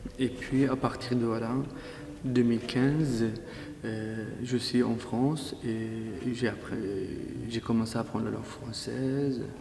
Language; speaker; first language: French; non-native, fluent; Kurdish